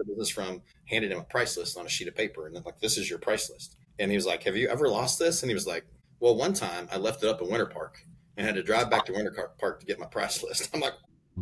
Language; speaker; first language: English; native; English